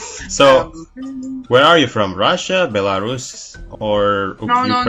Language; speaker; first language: English; non-native, fluent; Indonesian